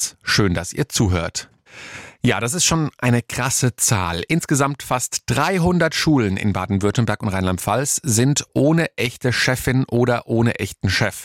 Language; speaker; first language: German; native; German